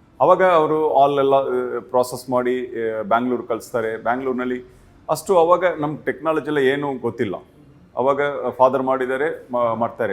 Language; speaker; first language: Kannada; non-native, learner; Tamil